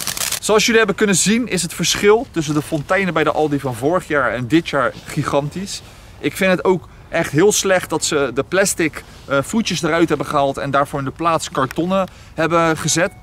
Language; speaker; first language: Dutch; native; Dutch